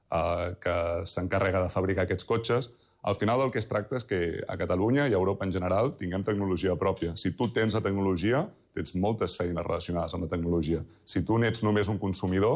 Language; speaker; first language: Catalan; native; Catalan